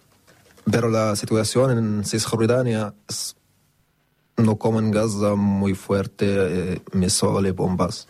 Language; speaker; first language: Spanish; non-native, learner; Arabic